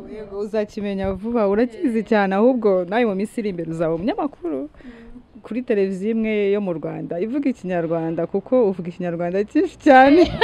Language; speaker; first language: Kinyarwanda; native; Kinyarwanda